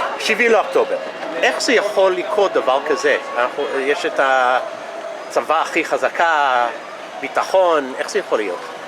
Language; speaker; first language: Hebrew; non-native, fluent; English